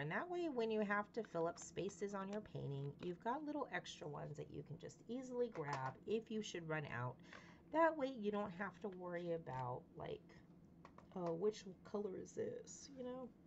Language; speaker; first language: English; native; English